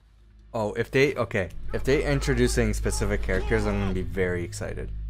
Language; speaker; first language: English; native; English